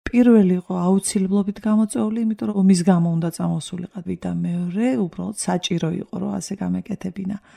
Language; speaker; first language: Georgian; native; Georgian